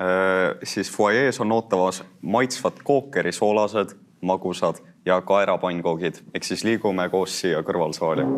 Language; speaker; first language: Estonian; native; Estonian